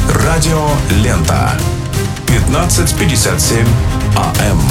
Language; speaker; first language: Russian; native; Russian